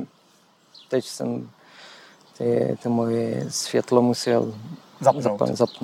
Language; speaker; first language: Czech; non-native, learner; Polish